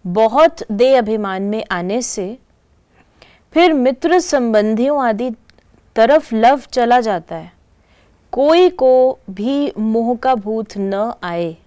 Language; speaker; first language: Hindi; native; Hindi